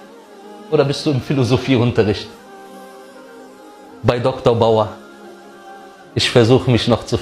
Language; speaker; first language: German; early bilingual, other home language; Arabic